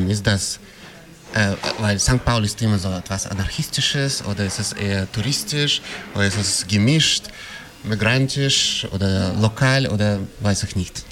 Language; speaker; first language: German; non-native, fluent; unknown